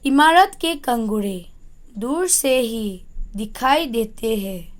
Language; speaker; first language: Hindi; non-native, local second language; Assamese